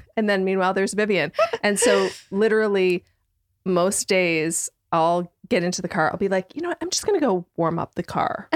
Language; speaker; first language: English; native; English